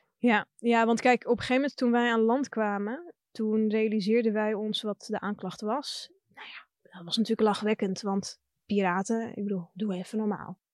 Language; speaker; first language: Dutch; early bilingual, other home language; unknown